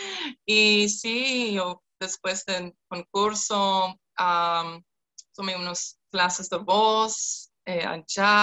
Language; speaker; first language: Spanish; non-native, fluent; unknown